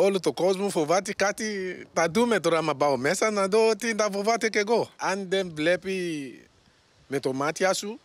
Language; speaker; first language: Greek; non-native, learner; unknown